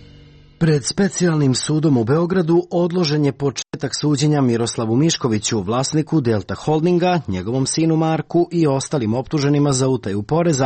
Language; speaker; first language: Serbian; native; Serbian